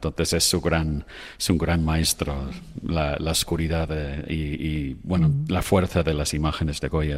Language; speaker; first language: Spanish; non-native, fluent; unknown